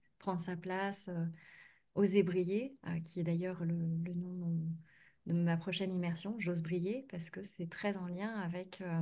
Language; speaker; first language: French; native; French